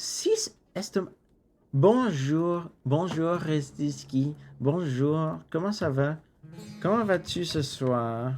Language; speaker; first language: French; non-native, local second language; English